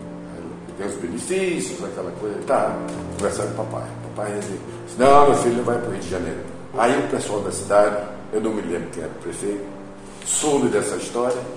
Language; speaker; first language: Portuguese; native; Portuguese